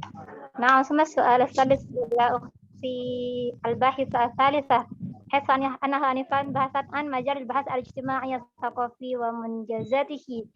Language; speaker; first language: Arabic; non-native, learner; Indonesian